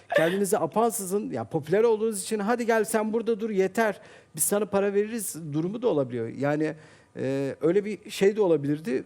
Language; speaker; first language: Turkish; native; Turkish